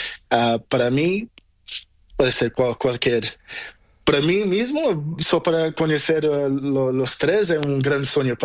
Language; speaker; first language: Spanish; non-native, learner; Portuguese